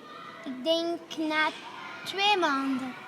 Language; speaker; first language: Dutch; non-native, learner; Arabic